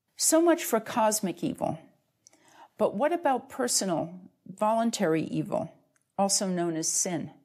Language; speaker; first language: English; native; English